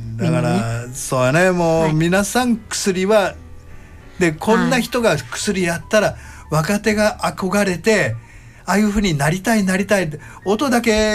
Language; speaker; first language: Japanese; native; Japanese